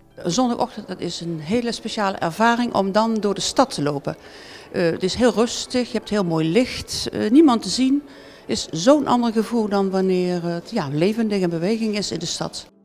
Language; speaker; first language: Dutch; native; Dutch